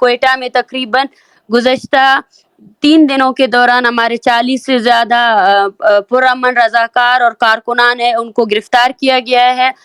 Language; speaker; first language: Urdu; non-native, local second language; Baluchi